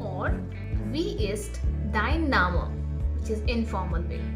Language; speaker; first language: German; non-native, fluent; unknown